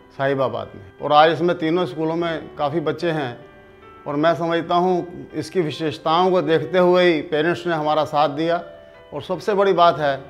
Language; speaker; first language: Urdu; non-native, local second language; Punjabi